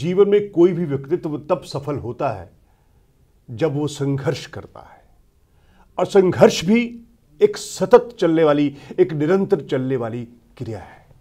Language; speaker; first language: Hindi; native; Hindi